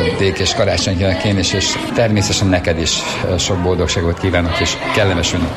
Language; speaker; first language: Hungarian; native; Hungarian